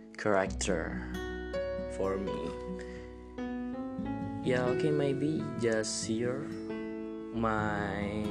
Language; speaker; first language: English; non-native, learner; Indonesian